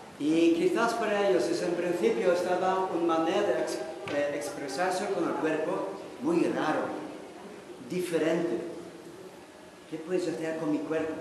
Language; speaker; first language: Spanish; non-native, learner; Dutch